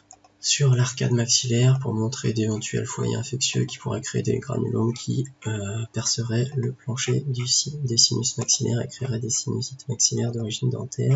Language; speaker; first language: French; native; French